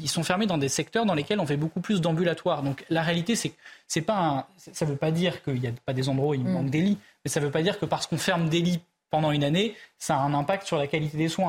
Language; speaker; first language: French; native; French